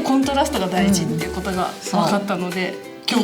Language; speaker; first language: Japanese; native; Japanese